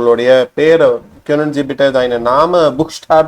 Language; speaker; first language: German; non-native, fluent; Tamil